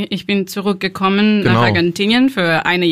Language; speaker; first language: German; non-native, learner; Spanish